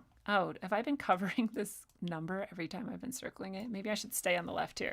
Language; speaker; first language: English; native; English